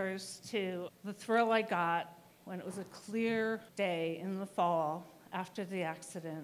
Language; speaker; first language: English; native; English